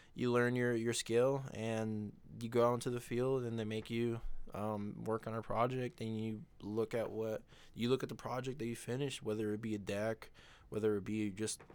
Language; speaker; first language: English; non-native, fluent; Spanish